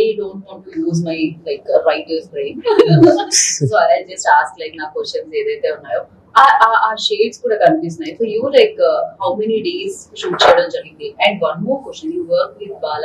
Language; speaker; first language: Telugu; native; Telugu